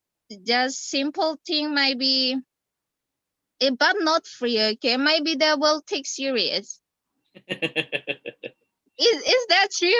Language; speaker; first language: English; non-native, fluent; Indonesian